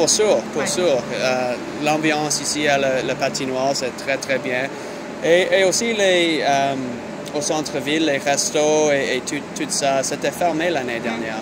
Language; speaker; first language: French; non-native, learner; English